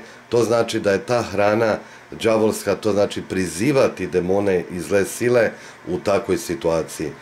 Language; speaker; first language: Bosnian; native; Bosnian